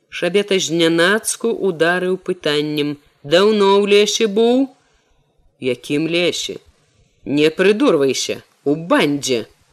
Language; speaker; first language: Belarusian; native; Belarusian